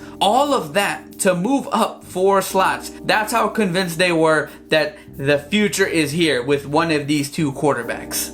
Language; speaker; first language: English; native; English